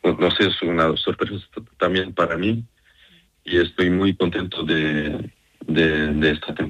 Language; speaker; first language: Spanish; non-native, fluent; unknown